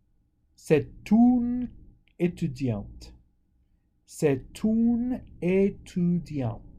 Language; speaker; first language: French; non-native, fluent; English